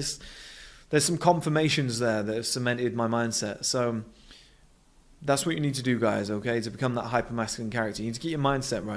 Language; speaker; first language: English; native; English